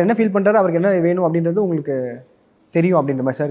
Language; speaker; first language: Tamil; native; Tamil